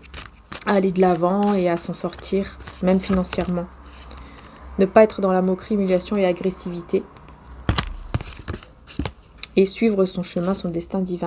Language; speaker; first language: French; native; French